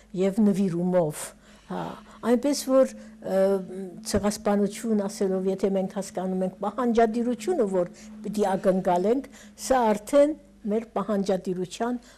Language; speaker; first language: Armenian; early bilingual, heritage; Armenian